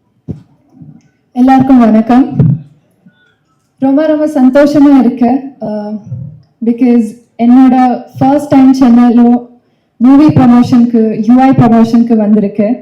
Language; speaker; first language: Tamil; non-native, learner; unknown